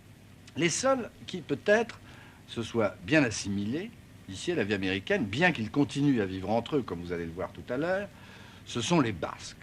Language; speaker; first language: French; native; French